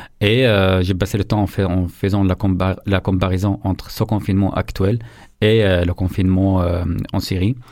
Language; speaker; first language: French; non-native, fluent; Arabic